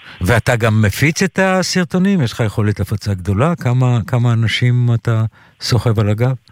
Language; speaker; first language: Hebrew; native; Hebrew